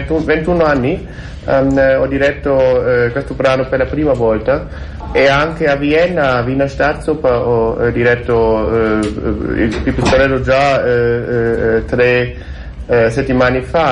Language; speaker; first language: Italian; non-native, learner; German